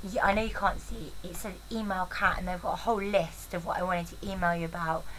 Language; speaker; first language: English; native; English